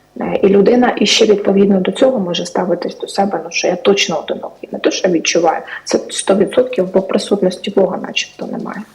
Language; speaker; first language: Ukrainian; native; Ukrainian